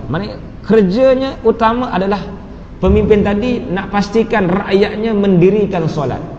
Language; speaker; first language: Malay; native; Malay